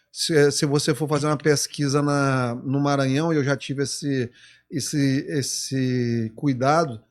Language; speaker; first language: Portuguese; native; Portuguese